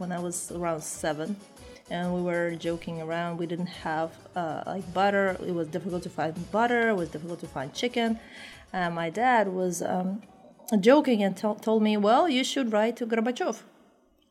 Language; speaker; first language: English; non-native, fluent; Uzbek